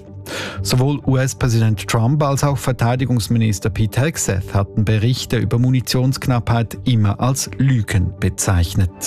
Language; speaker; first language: German; native; German